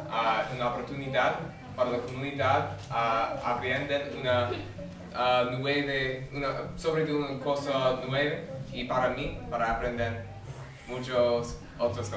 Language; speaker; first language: Spanish; non-native, learner; English